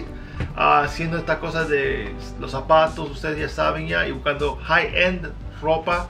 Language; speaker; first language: Spanish; early bilingual, heritage; Spanish